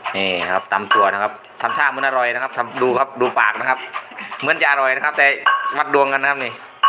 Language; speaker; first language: Thai; native; Thai